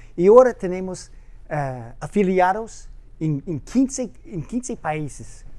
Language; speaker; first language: Spanish; non-native, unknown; English